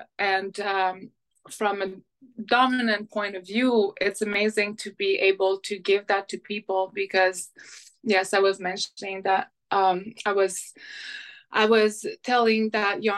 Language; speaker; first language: English; non-native, fluent; French